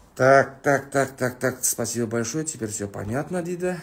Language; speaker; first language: Russian; non-native, local second language; Kazakh